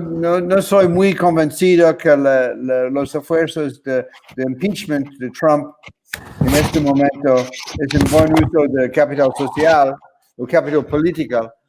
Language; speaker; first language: Spanish; non-native, fluent; English